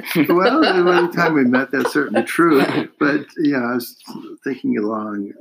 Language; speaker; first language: English; native; English